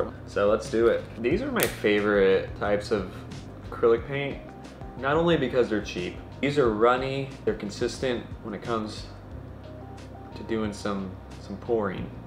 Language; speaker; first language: English; native; English